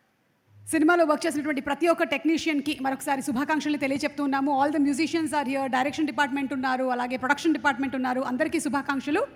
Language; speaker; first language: Telugu; native; Telugu